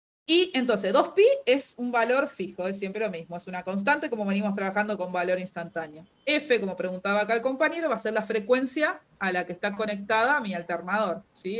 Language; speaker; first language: Spanish; native; Spanish